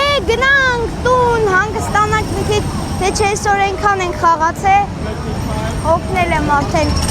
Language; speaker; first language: Armenian; early bilingual, heritage; Armenian